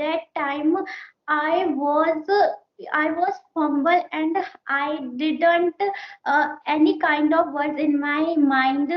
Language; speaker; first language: English; non-native, learner; Hindi